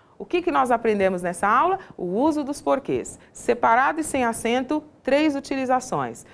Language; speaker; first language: Portuguese; native; Portuguese